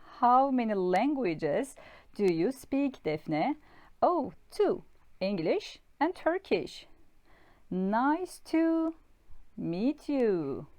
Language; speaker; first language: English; non-native, learner; Turkish